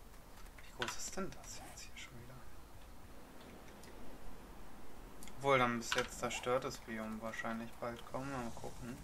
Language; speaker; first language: German; native; German